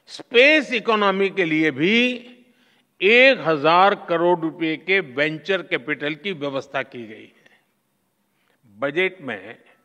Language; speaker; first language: Hindi; non-native, local second language; Gujarati